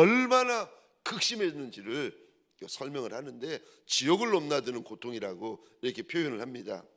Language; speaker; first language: Korean; native; Korean